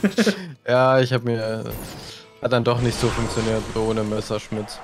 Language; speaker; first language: German; native; German